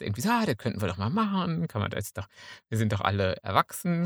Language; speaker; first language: German; native; German